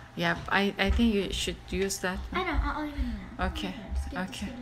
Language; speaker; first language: English; non-native, fluent; Persian